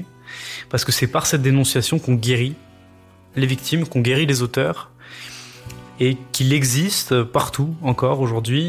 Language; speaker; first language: French; native; French